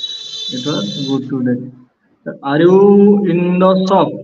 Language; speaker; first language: English; non-native, local second language; Odia